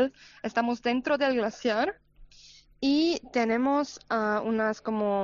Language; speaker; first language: Spanish; non-native, fluent; German